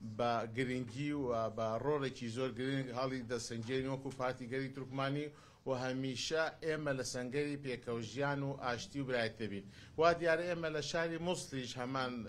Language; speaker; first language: Central Kurdish; non-native, local second language; Azerbaijani